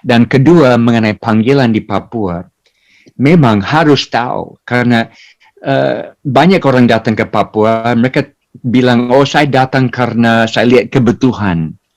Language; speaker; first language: Indonesian; non-native, fluent; English